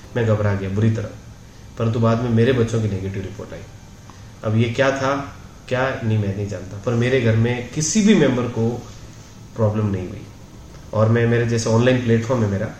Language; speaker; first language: Hindi; native; Hindi